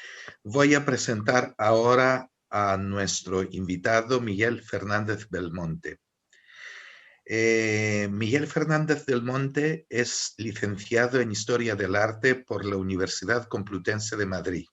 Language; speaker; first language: Spanish; non-native, fluent; Greek